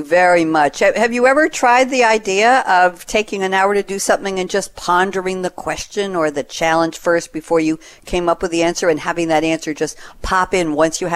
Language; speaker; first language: English; native; English